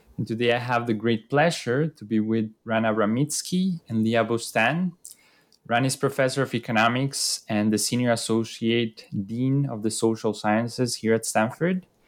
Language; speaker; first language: English; non-native, fluent; Spanish